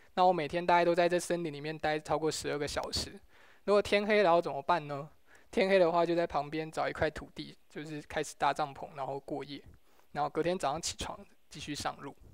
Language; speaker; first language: Chinese; native; Chinese